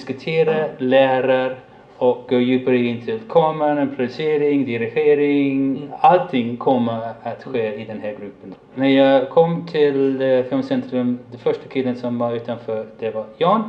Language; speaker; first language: Swedish; non-native, fluent; English